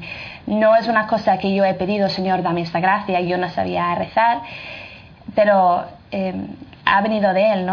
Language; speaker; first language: Spanish; non-native, fluent; French